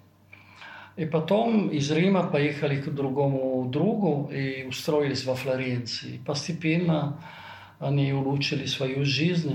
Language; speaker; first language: Russian; non-native, fluent; Italian